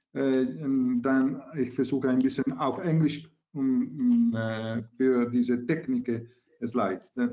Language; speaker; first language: German; non-native, learner; Italian